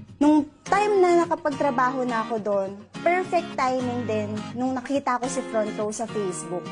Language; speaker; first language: Filipino; native; Filipino